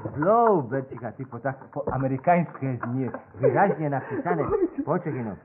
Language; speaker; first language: Polish; native; Polish